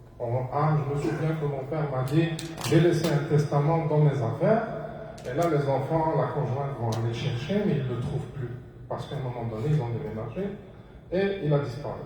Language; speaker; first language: French; non-native, local second language; Arabic